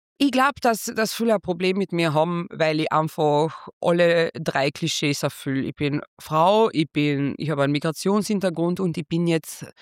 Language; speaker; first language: German; early bilingual, other home language; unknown